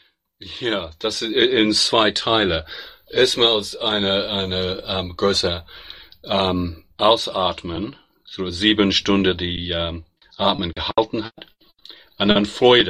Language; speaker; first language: German; non-native, learner; English